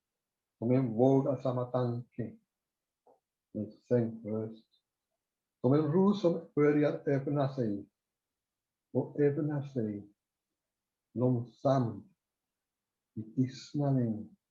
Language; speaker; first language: Swedish; non-native, fluent; Spanish